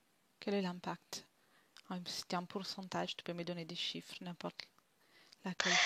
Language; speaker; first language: French; non-native, fluent; Italian